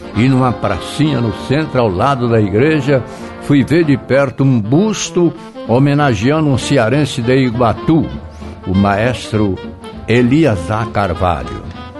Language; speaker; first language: Portuguese; native; Portuguese